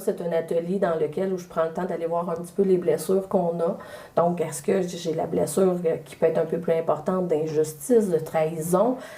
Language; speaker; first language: French; native; French